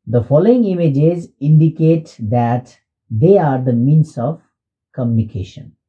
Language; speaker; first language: English; non-native, local second language; Nepali